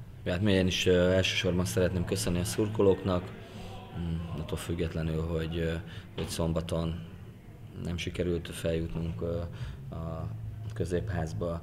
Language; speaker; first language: Hungarian; native; Hungarian